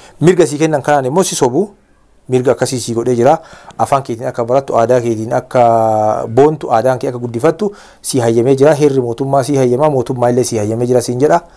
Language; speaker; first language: Oromo; native; Oromo